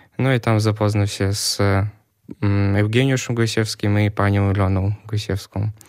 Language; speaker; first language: Polish; early bilingual, heritage; Polish